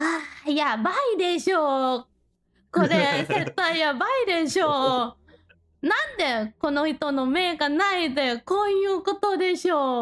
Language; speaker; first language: Japanese; non-native, learner; Thai